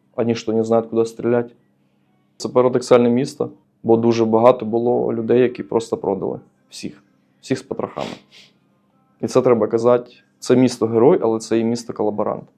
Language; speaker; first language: Ukrainian; native; Ukrainian